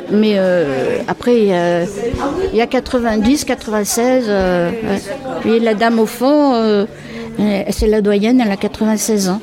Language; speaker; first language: French; native; French